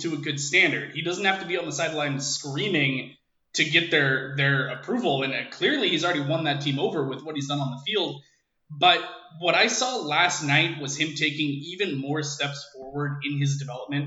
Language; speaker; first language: English; native; English